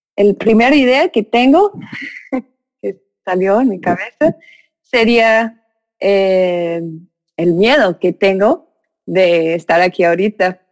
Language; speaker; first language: Spanish; non-native, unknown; English